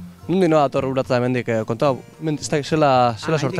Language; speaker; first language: Basque; native; Basque